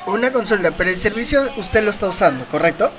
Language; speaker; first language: Spanish; native; Spanish